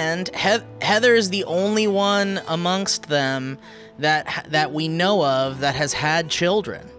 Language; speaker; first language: English; native; English